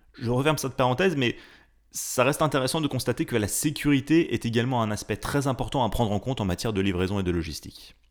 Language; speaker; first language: French; native; French